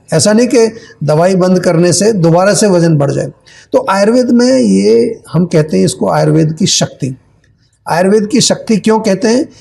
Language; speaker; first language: Hindi; native; Hindi